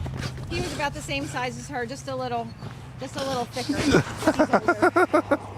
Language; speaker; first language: English; native; English